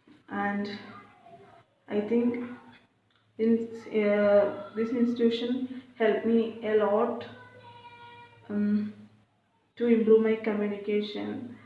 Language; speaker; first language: English; non-native, learner; Malayalam